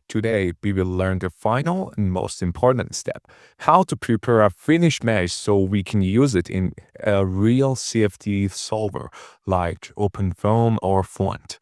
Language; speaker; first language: English; non-native, fluent; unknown